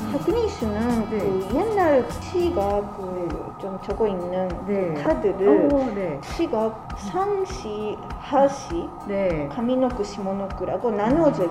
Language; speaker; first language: Korean; non-native, fluent; Japanese